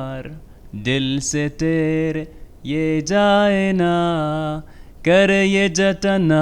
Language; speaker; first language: Hindi; non-native, fluent; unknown